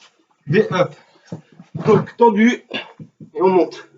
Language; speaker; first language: French; native; French